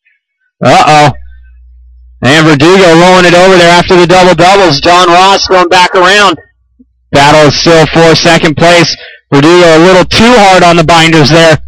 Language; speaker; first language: English; native; English